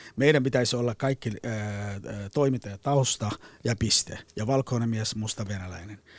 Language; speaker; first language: Finnish; non-native, fluent; Somali